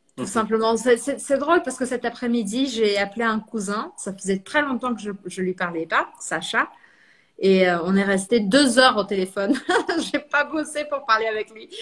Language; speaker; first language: French; early bilingual, heritage; French